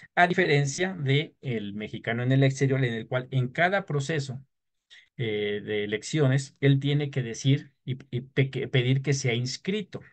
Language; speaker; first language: Spanish; native; Spanish